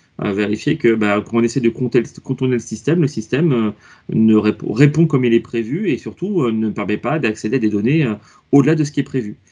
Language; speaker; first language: French; native; French